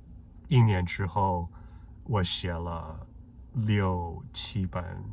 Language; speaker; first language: Chinese; non-native, fluent; English